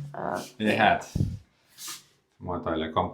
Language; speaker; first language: Indonesian; non-native, learner; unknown